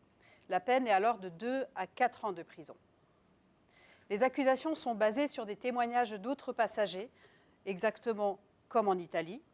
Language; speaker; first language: French; native; French